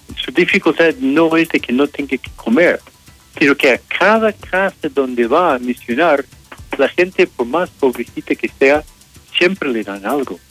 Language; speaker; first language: Spanish; non-native, fluent; English